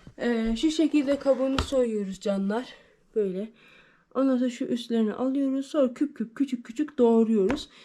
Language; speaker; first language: Turkish; native; Turkish